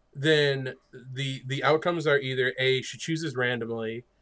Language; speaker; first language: English; native; English